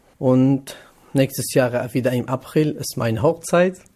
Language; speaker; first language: German; non-native, learner; Kurdish